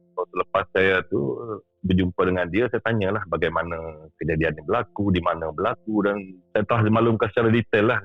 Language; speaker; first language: Malay; native; Malay